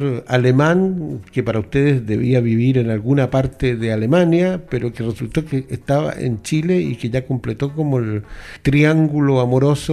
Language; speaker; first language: Spanish; native; Spanish